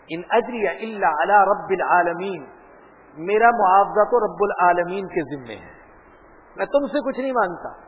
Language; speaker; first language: Urdu; non-native, local second language; Punjabi